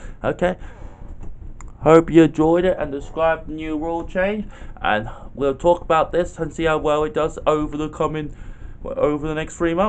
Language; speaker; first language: English; native; English